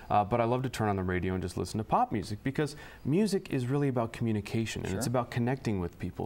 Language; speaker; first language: English; native; English